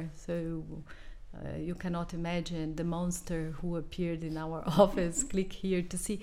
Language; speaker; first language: English; non-native, fluent; Portuguese